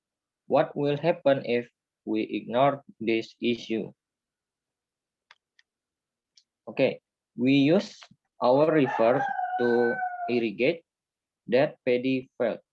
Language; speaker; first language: English; non-native, learner; Indonesian